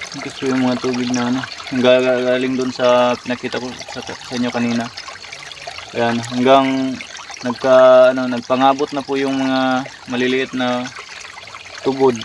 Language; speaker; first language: Filipino; non-native, local second language; Cebuano